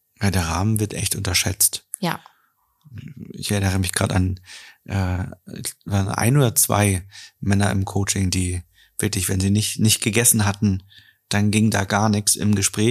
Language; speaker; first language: German; native; German